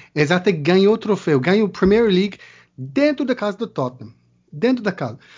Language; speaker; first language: Portuguese; non-native, learner; English